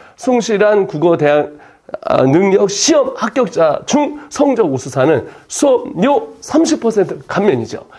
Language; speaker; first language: Korean; native; Korean